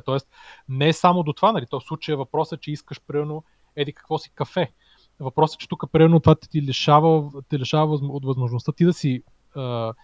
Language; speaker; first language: Bulgarian; native; Bulgarian